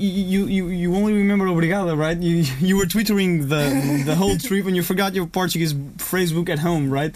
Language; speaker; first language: English; non-native, fluent; Portuguese